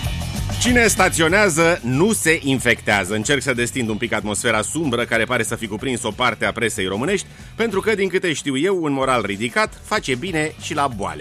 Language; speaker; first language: Romanian; native; Romanian